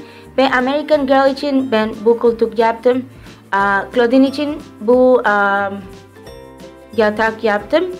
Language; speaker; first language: Turkish; early bilingual, heritage; Turkish